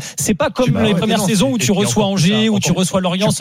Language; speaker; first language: French; native; French